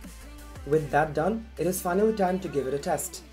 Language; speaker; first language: English; non-native, fluent; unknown